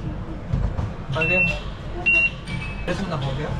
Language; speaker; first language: Spanish; non-native, fluent; Filipino